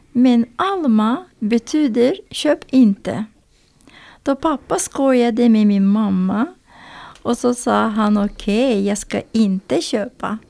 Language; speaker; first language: Swedish; non-native, learner; Azerbaijani